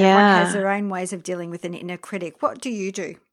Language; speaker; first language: English; early bilingual, other home language; French